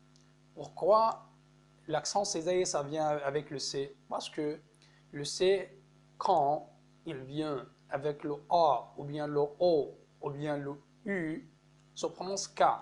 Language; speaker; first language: French; non-native, fluent; Arabic